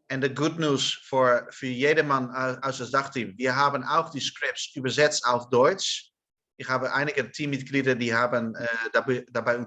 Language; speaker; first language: German; non-native, learner; Dutch